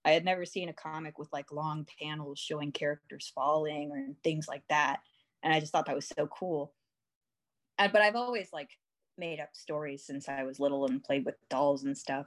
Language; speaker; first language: English; native; English